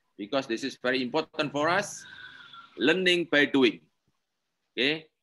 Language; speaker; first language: English; non-native, learner; Indonesian